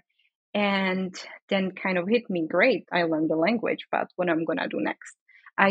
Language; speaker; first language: English; non-native, fluent; Czech